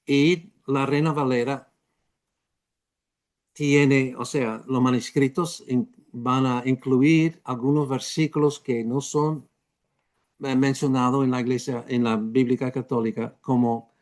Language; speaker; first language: Spanish; non-native, fluent; English